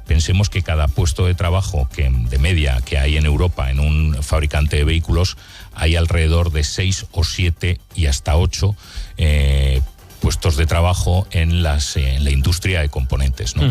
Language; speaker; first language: Spanish; native; Spanish